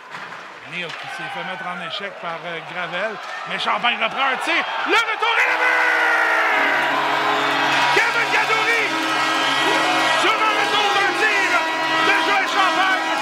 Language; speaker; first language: French; native; French